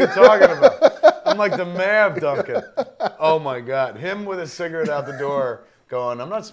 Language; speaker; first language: English; native; English